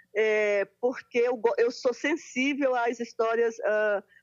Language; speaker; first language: Portuguese; native; Portuguese